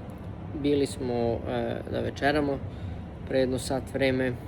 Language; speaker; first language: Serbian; early bilingual, heritage; Serbian